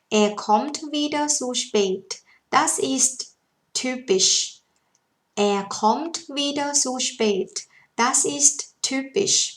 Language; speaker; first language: German; non-native, learner; Thai